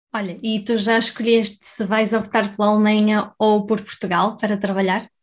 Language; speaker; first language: Portuguese; native; Portuguese